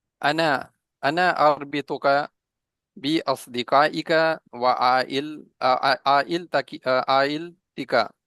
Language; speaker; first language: Arabic; non-native, learner; Hindi